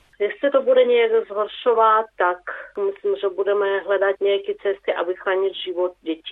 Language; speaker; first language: Czech; early bilingual, heritage; Czech